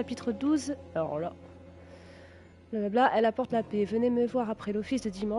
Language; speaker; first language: French; native; French